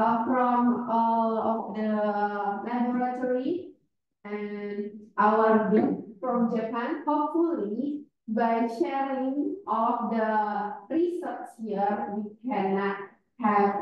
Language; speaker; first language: English; non-native, fluent; Indonesian